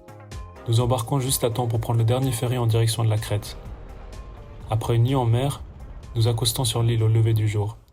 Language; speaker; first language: French; native; French